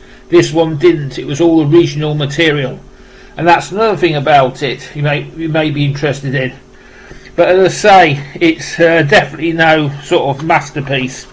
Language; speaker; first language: English; native; English